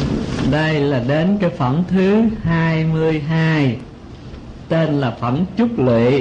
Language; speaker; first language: Vietnamese; native; Vietnamese